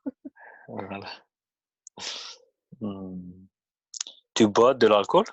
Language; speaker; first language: French; non-native, learner; Kurdish